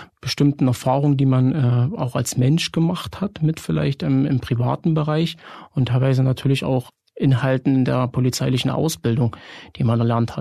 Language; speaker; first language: German; native; German